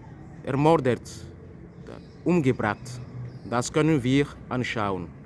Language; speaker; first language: German; non-native, fluent; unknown